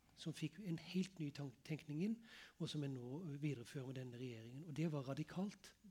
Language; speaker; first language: Norwegian; native; Norwegian